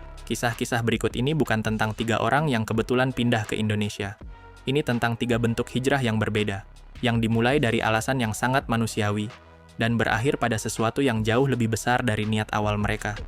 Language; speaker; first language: Indonesian; native; Indonesian